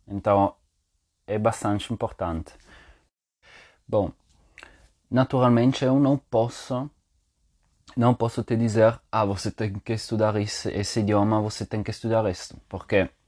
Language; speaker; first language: Portuguese; non-native, learner; Spanish